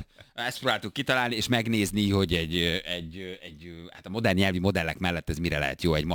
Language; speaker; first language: Hungarian; native; Hungarian